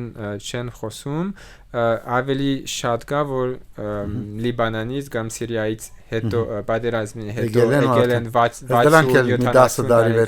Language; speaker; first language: Armenian; non-native, learner; French